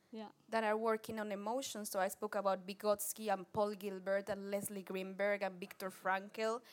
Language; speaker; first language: English; non-native, fluent; Spanish